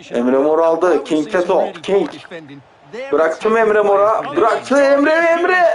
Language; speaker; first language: Turkish; native; Turkish